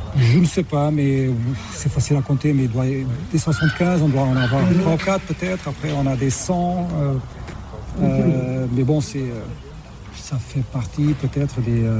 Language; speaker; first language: French; non-native, fluent; Portuguese